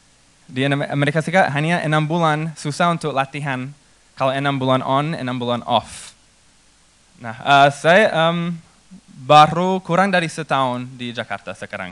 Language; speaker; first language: Indonesian; non-native, fluent; English